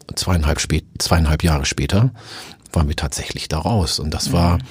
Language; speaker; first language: German; early bilingual, other home language; Oromo